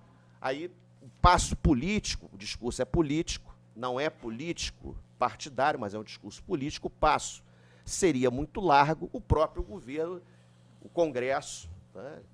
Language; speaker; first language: Portuguese; native; Portuguese